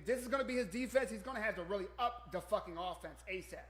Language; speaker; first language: English; native; English